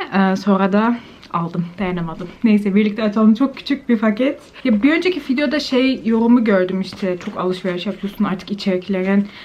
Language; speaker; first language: Turkish; early bilingual, heritage; Turkish